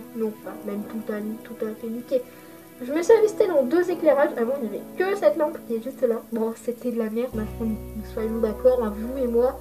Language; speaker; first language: French; native; French